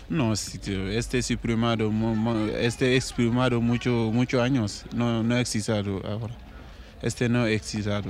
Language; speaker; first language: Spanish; non-native, learner; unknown